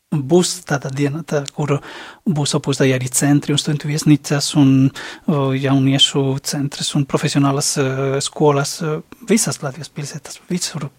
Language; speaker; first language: Latvian; non-native, fluent; Spanish